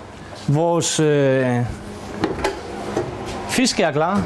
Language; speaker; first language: Danish; non-native, fluent; Greek